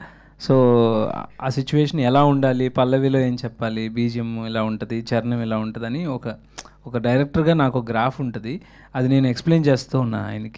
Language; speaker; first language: Telugu; native; Telugu